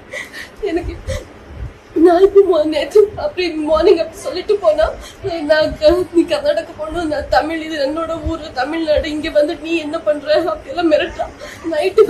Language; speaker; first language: Tamil; non-native, local second language; Kannada